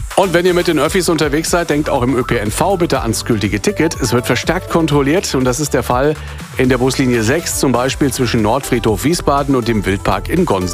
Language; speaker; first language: German; native; German